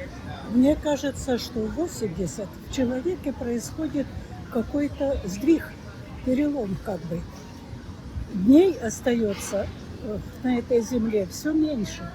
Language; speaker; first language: Russian; native; Russian